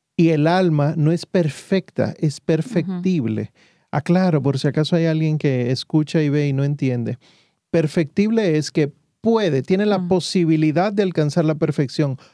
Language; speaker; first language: Spanish; native; Spanish